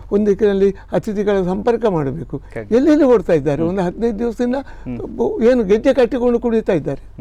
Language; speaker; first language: Kannada; non-native, local second language; Tulu